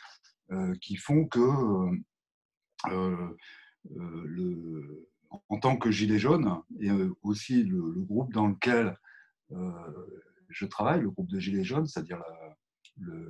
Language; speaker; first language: French; native; French